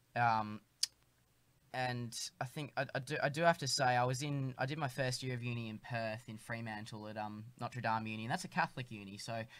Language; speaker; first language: English; native; English